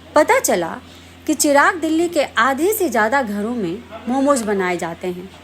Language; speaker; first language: Hindi; native; Hindi